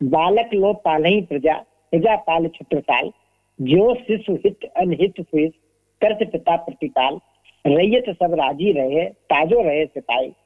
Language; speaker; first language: Hindi; native; Hindi